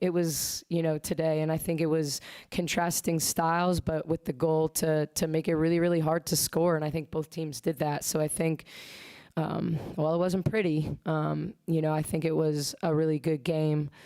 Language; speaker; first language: English; native; English